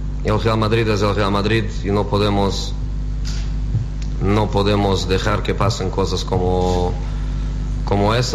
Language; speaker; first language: Spanish; non-native, fluent; Portuguese